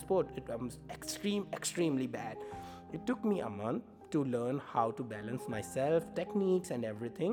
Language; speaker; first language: English; non-native, local second language; Hindi